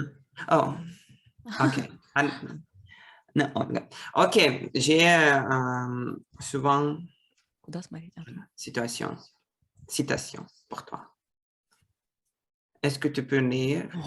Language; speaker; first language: French; non-native, fluent; Russian